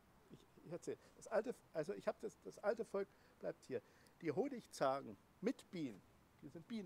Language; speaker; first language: German; native; German